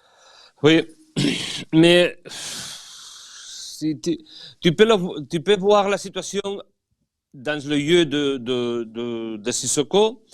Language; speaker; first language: French; non-native, fluent; Catalan